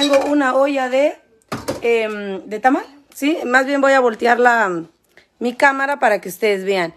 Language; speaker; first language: Spanish; native; Spanish